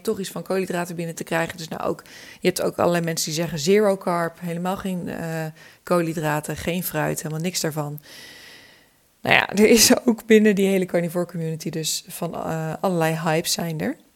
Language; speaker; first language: Dutch; native; Dutch